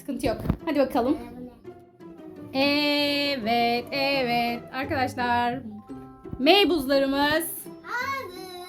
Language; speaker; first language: Turkish; native; Turkish